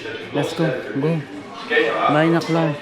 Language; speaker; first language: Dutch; non-native, learner; Filipino